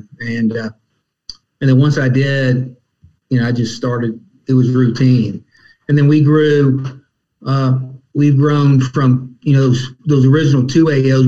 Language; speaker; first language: English; native; English